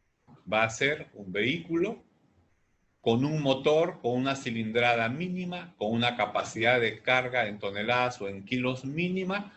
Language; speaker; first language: Spanish; native; Spanish